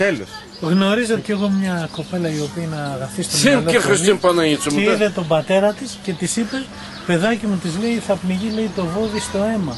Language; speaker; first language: Greek; native; Greek